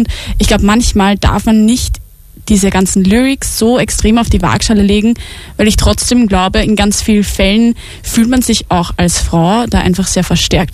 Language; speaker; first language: German; native; German